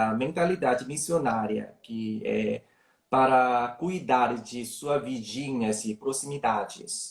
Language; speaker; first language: Portuguese; non-native, learner; Korean